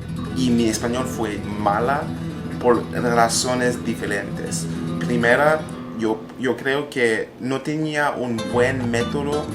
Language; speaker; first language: Spanish; non-native, learner; French